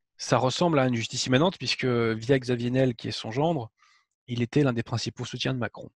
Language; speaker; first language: French; native; French